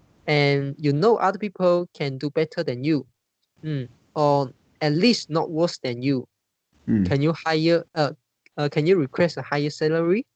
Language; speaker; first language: English; non-native, fluent; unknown